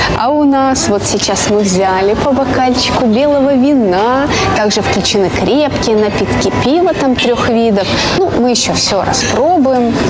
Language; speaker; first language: Russian; native; Russian